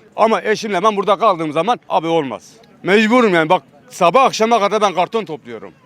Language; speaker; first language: Turkish; non-native, local second language; Kurdish